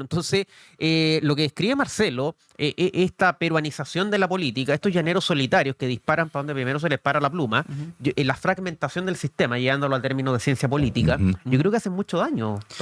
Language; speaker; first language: Spanish; native; Spanish